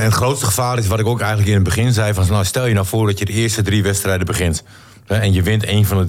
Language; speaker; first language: Dutch; native; Dutch